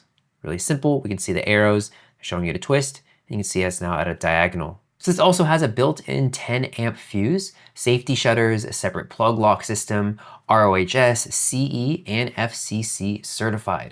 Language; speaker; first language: English; native; English